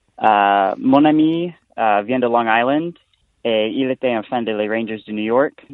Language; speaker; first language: French; non-native, learner; English